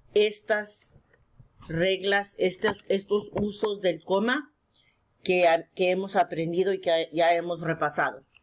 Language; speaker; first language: Spanish; early bilingual, heritage; Spanish